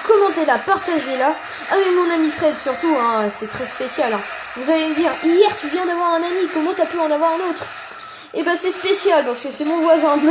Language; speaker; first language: French; native; French